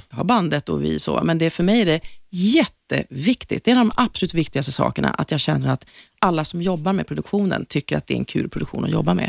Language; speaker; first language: Swedish; native; Swedish